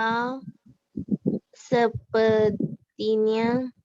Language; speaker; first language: Indonesian; non-native, learner; Thai